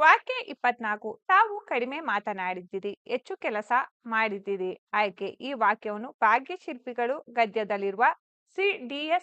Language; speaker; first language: Kannada; native; Kannada